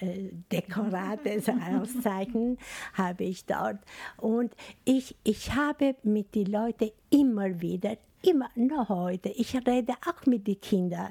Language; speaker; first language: German; non-native, learner; Albanian